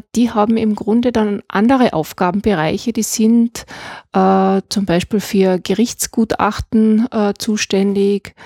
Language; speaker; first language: German; native; German